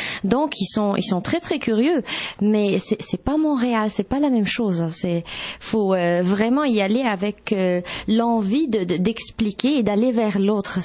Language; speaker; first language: French; non-native, local second language; Arabic